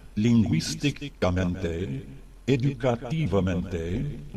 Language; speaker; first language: Spanish; non-native, learner; English